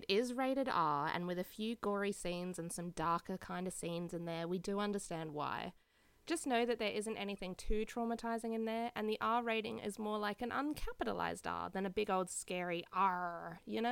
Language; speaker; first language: English; native; English